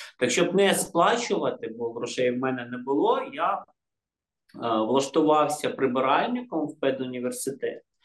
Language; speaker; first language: Ukrainian; non-native, local second language; Russian